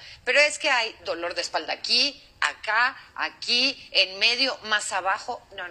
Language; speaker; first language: Spanish; native; Spanish